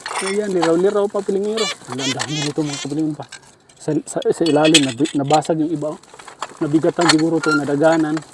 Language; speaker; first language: Filipino; non-native, local second language; Cebuano